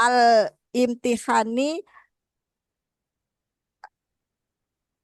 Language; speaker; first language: Arabic; non-native, learner; Indonesian